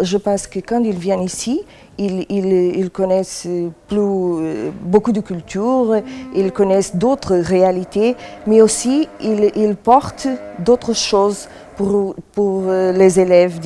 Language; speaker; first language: French; non-native, fluent; Portuguese